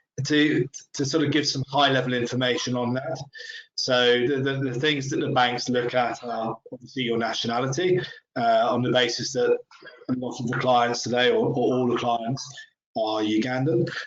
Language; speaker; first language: English; native; English